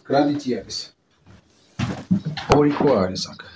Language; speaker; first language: Georgian; non-native, learner; French